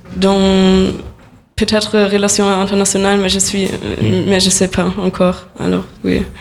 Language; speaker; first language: French; non-native, learner; German